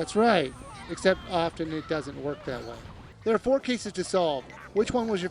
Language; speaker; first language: English; native; English